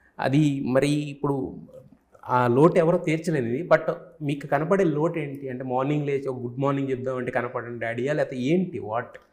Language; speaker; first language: Telugu; native; Telugu